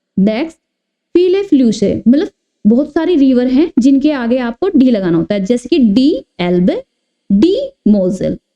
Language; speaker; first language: Hindi; native; Hindi